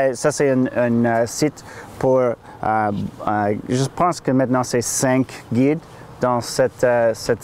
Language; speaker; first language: French; non-native, learner; English